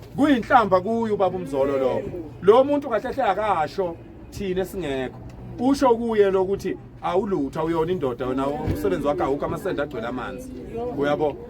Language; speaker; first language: Zulu; native; Zulu